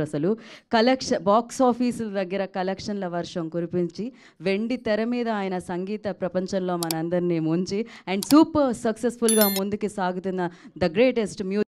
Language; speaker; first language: Telugu; native; Telugu